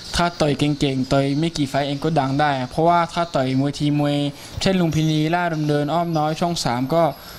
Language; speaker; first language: Thai; early bilingual, other home language; French